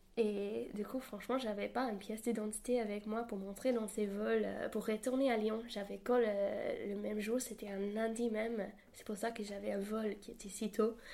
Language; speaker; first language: French; non-native, fluent; English